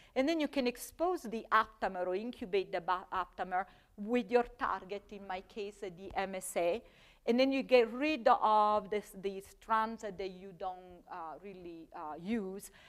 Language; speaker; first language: English; non-native, fluent; Italian